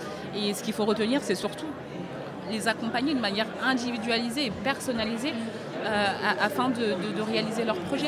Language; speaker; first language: French; native; French